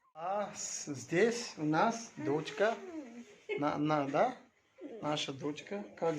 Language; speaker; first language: Russian; non-native, learner; Manipuri